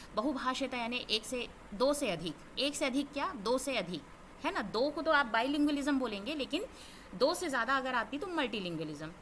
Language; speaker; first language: Hindi; non-native, local second language; Chhattisgarhi